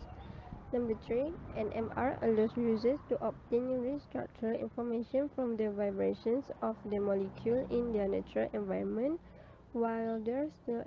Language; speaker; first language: English; non-native, fluent; Malay